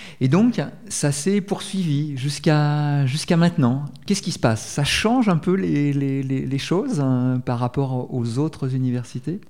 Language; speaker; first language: French; native; French